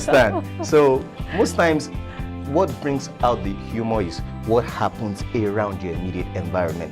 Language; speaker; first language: English; non-native, local second language; Yoruba